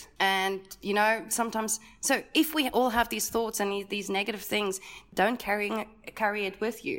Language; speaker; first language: English; non-native, local second language; Afrikaans